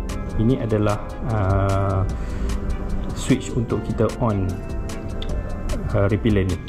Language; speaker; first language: Malay; native; Malay